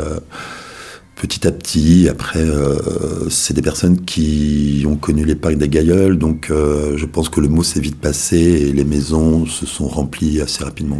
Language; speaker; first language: French; native; French